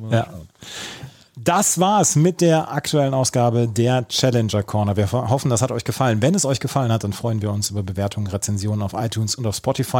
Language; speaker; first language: German; native; German